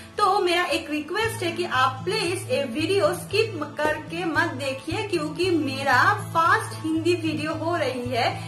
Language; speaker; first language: Hindi; non-native, local second language; Bangla